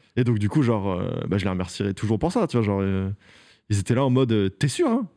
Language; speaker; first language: French; native; French